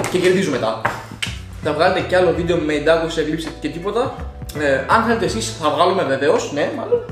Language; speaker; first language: Greek; early bilingual, other home language; Russian